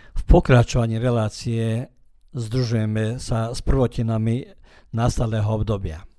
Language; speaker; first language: Slovak; early bilingual, heritage; Slovak